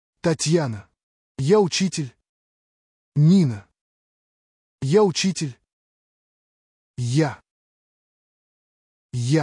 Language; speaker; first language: Russian; non-native, learner; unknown